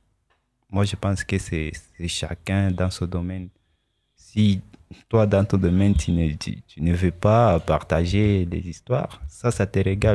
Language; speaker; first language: French; non-native, local second language; Swahili